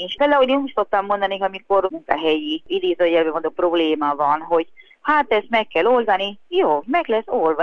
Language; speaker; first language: Hungarian; non-native, fluent; Spanish